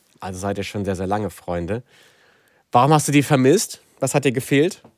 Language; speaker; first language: German; native; German